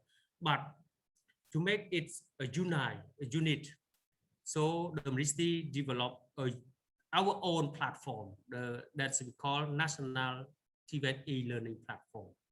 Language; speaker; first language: English; non-native, learner; Khmer